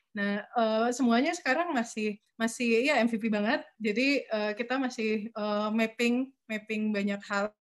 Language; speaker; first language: Indonesian; non-native, local second language; Minangkabau